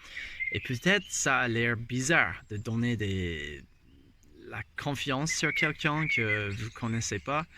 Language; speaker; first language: French; non-native, fluent; English